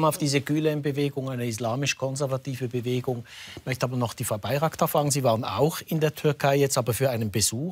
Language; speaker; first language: German; native; German